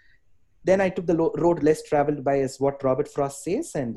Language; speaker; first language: English; non-native, local second language; Tamil